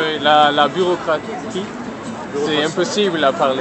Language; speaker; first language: French; non-native, fluent; German